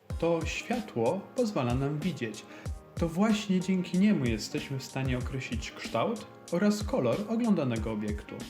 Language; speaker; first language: Polish; native; Polish